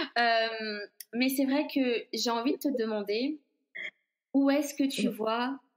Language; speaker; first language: French; non-native, local second language; Guadeloupean Creole French